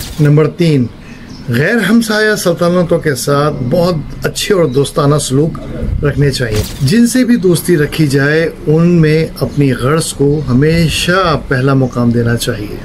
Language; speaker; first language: Urdu; native; Urdu